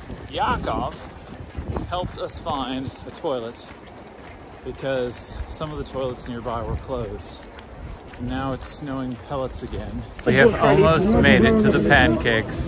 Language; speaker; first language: English; native; English